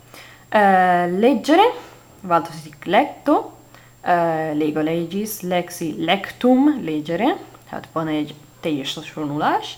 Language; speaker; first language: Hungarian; non-native, learner; Italian